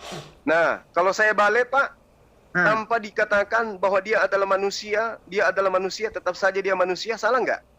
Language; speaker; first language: Indonesian; native; Indonesian